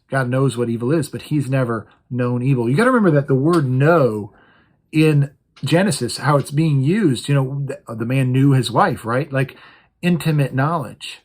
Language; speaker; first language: English; native; English